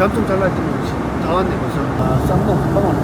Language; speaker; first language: Korean; native; Korean